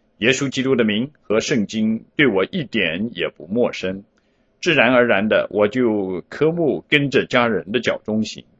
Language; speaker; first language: Chinese; early bilingual, heritage; Chinese